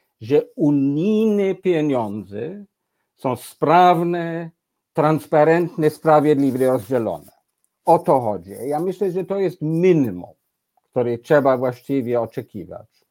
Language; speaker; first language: Polish; non-native, fluent; English